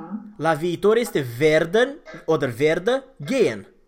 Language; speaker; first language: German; non-native, fluent; Romanian